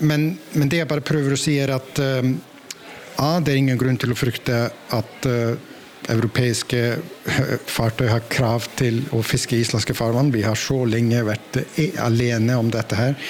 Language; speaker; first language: Norwegian; non-native, fluent; Icelandic